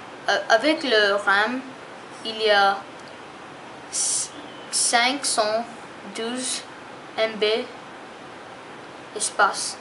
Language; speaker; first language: French; non-native, learner; English